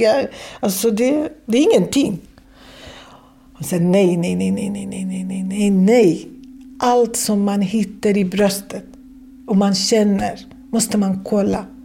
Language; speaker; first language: Swedish; non-native, fluent; Kurdish